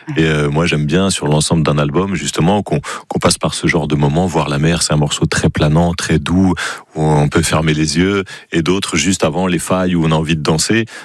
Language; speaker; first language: French; native; French